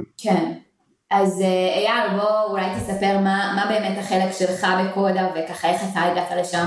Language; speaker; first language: Hebrew; native; Hebrew